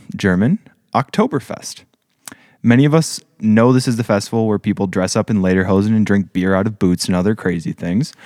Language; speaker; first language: English; native; English